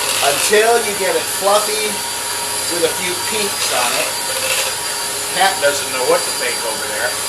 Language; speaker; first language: English; native; English